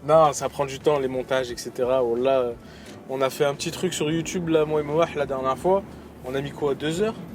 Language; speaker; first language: French; native; French